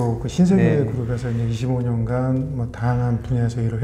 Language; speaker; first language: Korean; native; Korean